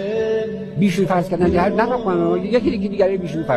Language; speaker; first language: Persian; native; Persian